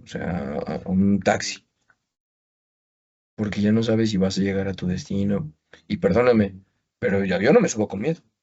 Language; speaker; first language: Spanish; native; Spanish